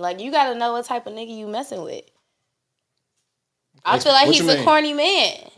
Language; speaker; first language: English; native; English